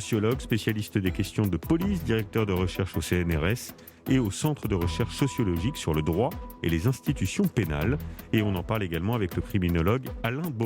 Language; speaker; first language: French; native; French